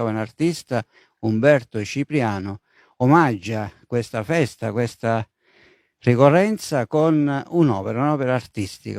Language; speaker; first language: Italian; native; Italian